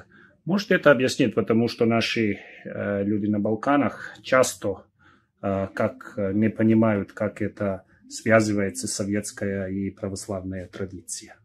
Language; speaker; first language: Russian; non-native, learner; Serbian